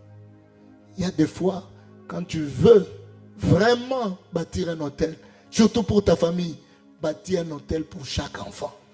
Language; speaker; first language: French; non-native, local second language; Lingala